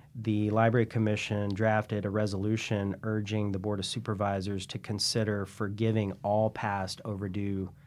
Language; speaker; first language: English; native; English